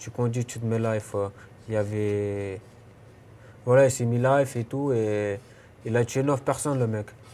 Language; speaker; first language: French; non-native, fluent; Romanian